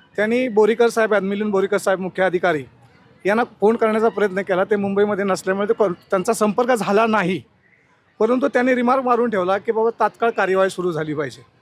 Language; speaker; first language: Marathi; native; Marathi